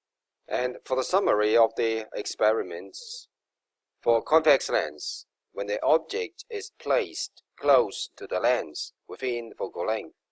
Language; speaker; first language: English; non-native, local second language; Cantonese